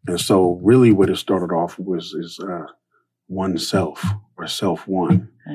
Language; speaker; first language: English; native; English